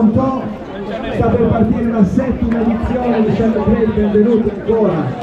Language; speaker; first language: Italian; native; Italian